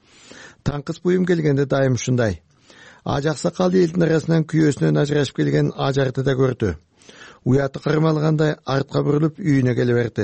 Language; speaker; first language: Kyrgyz; native; Kyrgyz